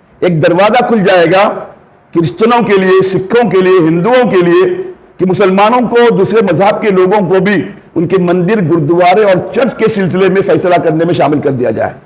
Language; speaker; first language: Urdu; non-native, local second language; Konkani